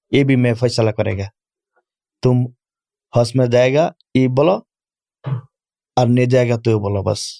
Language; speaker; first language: Urdu; non-native, learner; Bangla